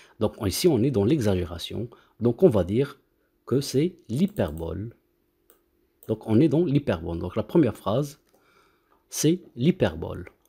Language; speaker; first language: French; non-native, local second language; Arabic